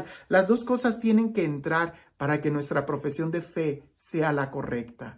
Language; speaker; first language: Spanish; native; Spanish